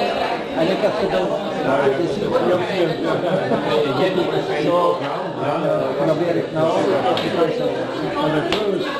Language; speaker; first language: Dutch; early bilingual, heritage; Dutch